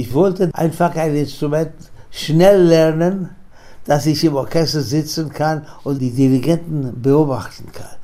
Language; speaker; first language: German; non-native, fluent; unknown